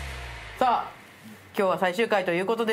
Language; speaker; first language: Japanese; native; Japanese